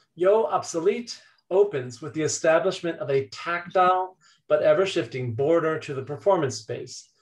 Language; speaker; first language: English; native; English